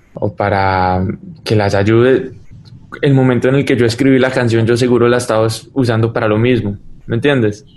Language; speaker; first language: Spanish; early bilingual, heritage; Spanish